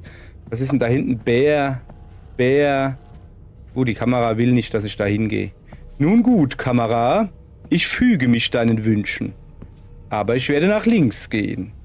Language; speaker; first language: German; native; German